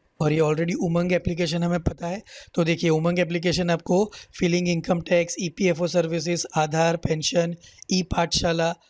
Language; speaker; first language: Hindi; native; Hindi